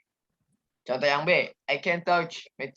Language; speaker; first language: English; non-native, learner; Indonesian